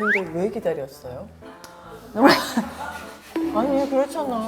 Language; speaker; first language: Korean; native; Korean